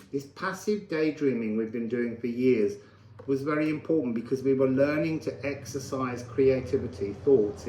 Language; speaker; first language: English; native; English